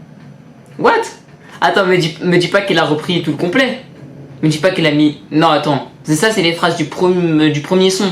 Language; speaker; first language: French; native; French